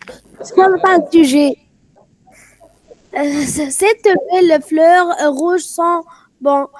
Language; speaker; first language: French; non-native, learner; Arabic